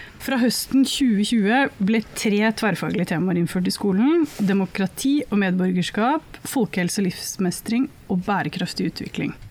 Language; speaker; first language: Norwegian; native; Norwegian